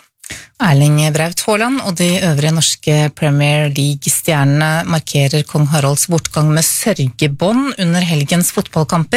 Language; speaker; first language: Norwegian; native; Norwegian